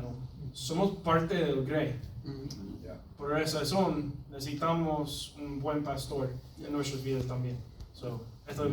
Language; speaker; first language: Spanish; non-native, learner; English